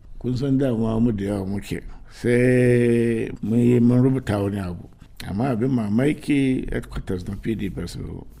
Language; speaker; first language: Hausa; non-native, local second language; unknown